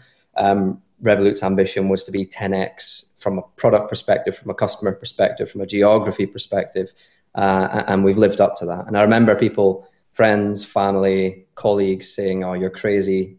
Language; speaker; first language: English; native; English